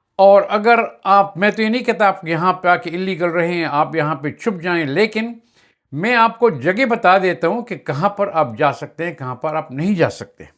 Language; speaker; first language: Urdu; native; Urdu